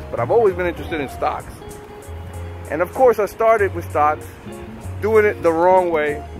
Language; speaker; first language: English; native; English